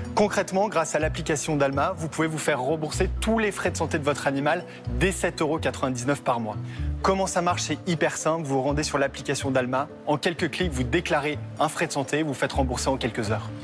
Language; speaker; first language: French; native; French